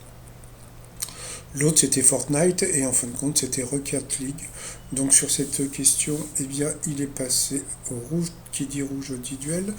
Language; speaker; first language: French; native; French